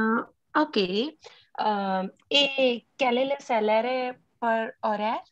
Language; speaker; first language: French; non-native, learner; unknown